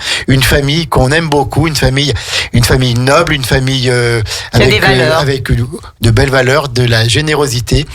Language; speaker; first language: French; native; French